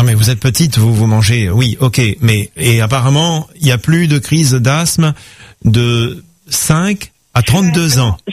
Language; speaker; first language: French; native; French